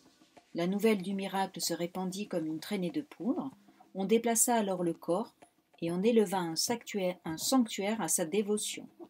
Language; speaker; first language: French; native; French